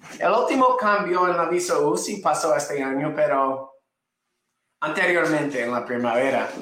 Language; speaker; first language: Spanish; non-native, fluent; English